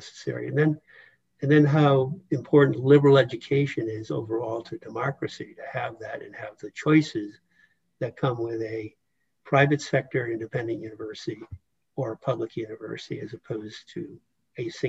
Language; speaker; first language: English; native; English